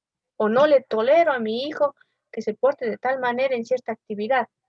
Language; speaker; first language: Spanish; native; Spanish